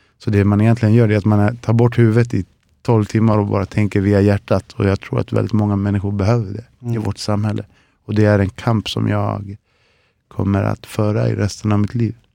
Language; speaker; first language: Swedish; early bilingual, other home language; Spanish